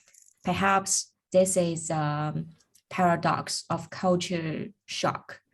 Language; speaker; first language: English; non-native, learner; Chinese